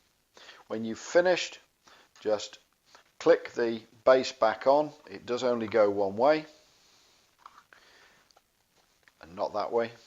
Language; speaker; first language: English; native; English